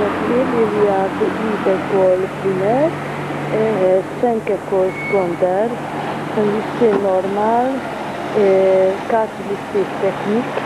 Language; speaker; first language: French; non-native, fluent; Hungarian